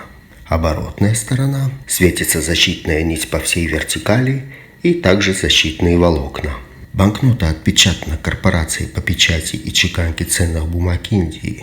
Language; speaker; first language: Russian; native; Russian